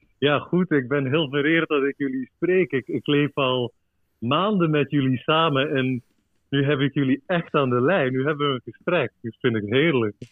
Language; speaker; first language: Dutch; native; Dutch